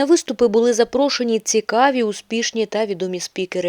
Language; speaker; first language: Ukrainian; native; Ukrainian